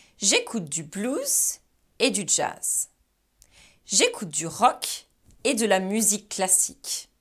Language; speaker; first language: French; native; French